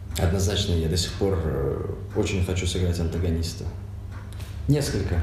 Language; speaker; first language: Russian; non-native, local second language; Uzbek